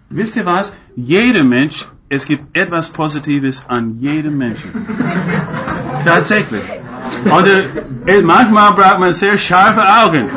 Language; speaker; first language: German; non-native, fluent; English